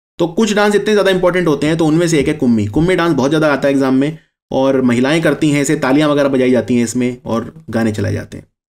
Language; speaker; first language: Hindi; native; Hindi